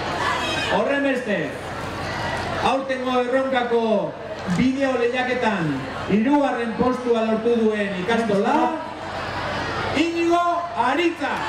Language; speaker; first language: Basque; native; Basque